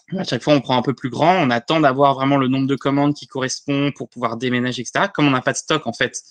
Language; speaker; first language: French; native; French